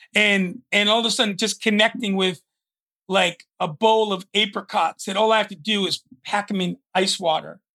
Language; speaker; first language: English; native; English